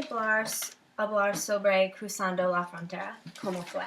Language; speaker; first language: Spanish; non-native, learner; English